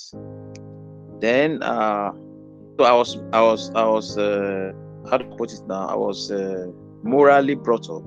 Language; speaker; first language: English; non-native, local second language; Yoruba